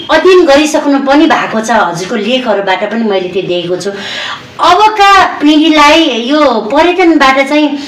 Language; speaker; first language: Nepali; non-native, local second language; Newari